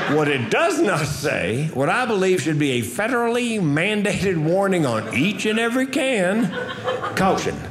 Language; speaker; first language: English; native; English